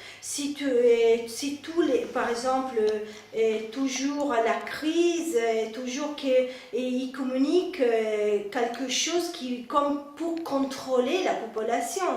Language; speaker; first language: French; non-native, fluent; Spanish